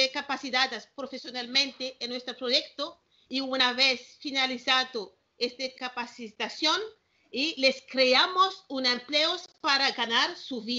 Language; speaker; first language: Spanish; non-native, learner; Malagasy